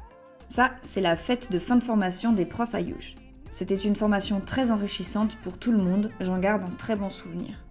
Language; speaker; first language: French; native; French